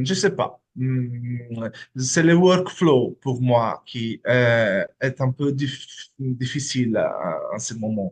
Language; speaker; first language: French; non-native, fluent; Italian